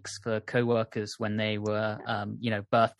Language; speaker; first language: English; native; English